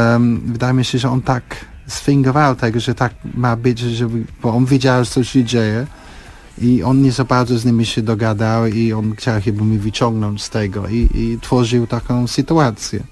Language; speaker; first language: Polish; non-native, fluent; English